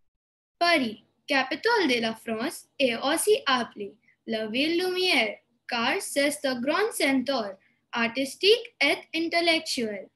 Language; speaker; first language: French; non-native, learner; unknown